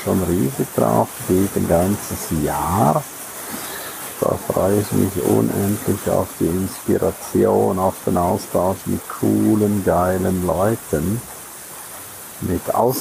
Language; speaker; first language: German; native; German